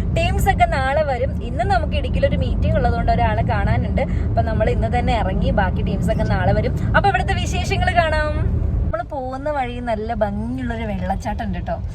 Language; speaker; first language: Malayalam; native; Malayalam